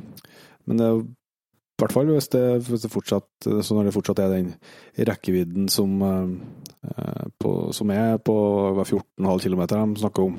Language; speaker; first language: Norwegian; native; Norwegian